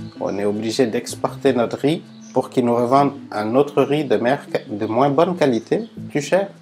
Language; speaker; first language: French; non-native, local second language; Wolof